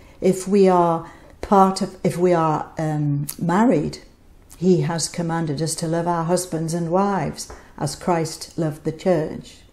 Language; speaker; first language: English; native; English